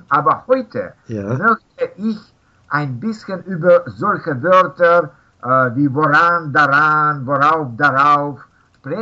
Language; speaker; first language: German; non-native, learner; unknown